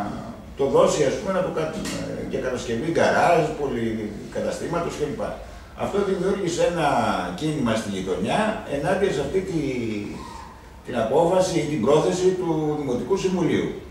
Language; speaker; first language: Greek; native; Greek